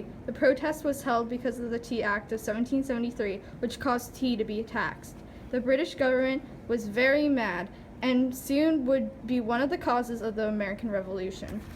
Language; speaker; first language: English; native; English